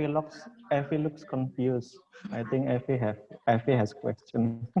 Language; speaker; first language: English; non-native, fluent; Indonesian